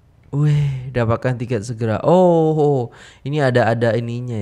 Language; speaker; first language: Indonesian; native; Indonesian